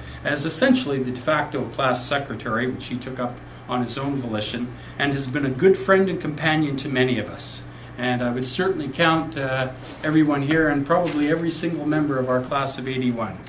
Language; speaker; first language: English; native; English